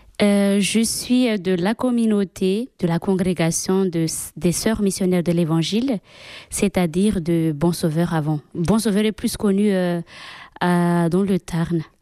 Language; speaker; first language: French; non-native, local second language; Malagasy